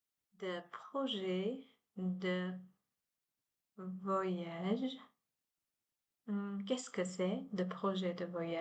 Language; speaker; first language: French; non-native, learner; Chinese